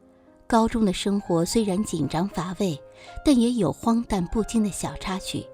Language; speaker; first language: Chinese; native; Chinese